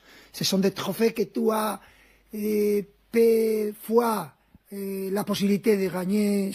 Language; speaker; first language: French; non-native, fluent; Spanish